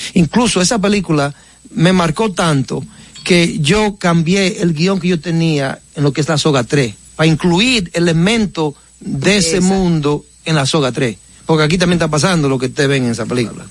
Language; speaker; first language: Spanish; native; Spanish